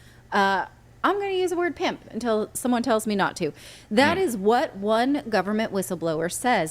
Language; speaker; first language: English; native; English